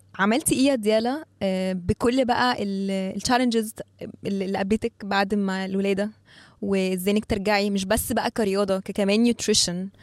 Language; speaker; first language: Arabic; native; Arabic